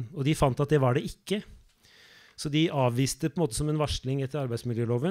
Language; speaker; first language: Norwegian; native; Norwegian